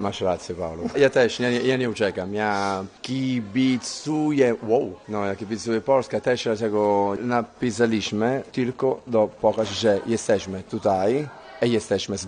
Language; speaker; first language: Polish; non-native, learner; Italian